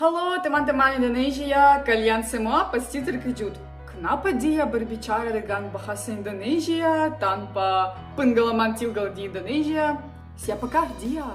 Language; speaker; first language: Indonesian; non-native, learner; Ukrainian